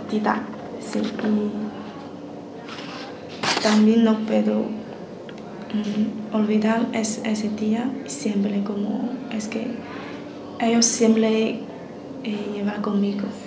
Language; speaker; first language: Spanish; non-native, learner; Chinese